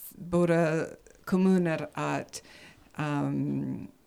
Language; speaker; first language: Swedish; non-native, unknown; English